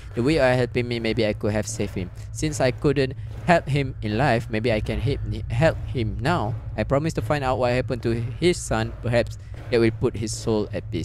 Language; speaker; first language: English; non-native, local second language; Malay